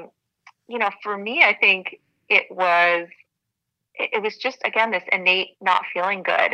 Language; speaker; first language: English; native; English